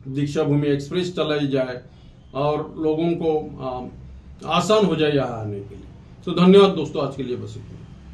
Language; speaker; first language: Hindi; non-native, local second language; Marathi